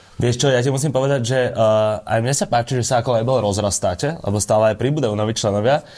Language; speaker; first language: Slovak; native; Slovak